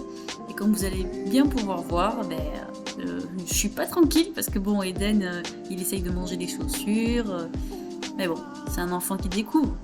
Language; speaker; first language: French; native; French